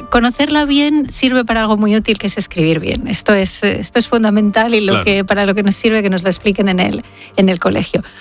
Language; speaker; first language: Spanish; native; Spanish